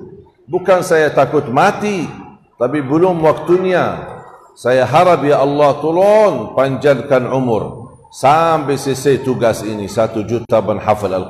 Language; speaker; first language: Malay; non-native, fluent; Arabic